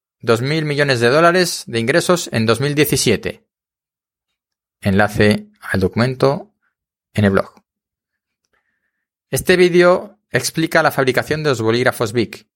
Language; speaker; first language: Spanish; native; Spanish